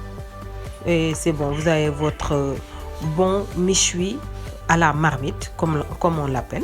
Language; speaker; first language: French; non-native, local second language; Wolof